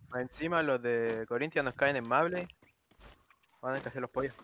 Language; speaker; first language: Spanish; native; Spanish